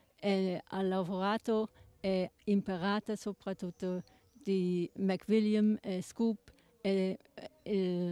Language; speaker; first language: Italian; non-native, learner; German